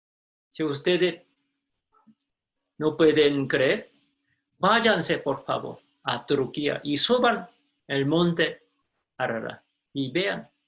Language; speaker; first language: Spanish; non-native, fluent; Korean